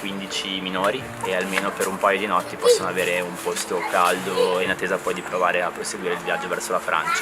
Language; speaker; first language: Italian; native; Italian